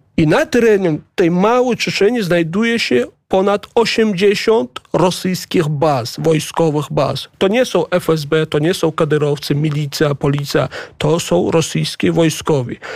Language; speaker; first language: Polish; non-native, fluent; Chechen